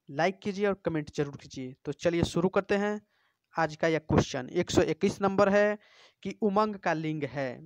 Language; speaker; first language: Hindi; native; Hindi